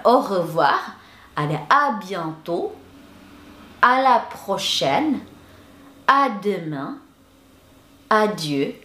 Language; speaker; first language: French; non-native, fluent; Indonesian